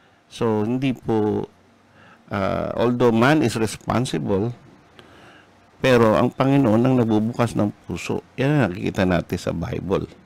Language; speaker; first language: Filipino; native; Filipino